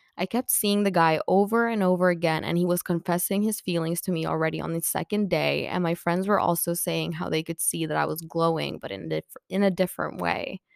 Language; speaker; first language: English; non-native, fluent; Swedish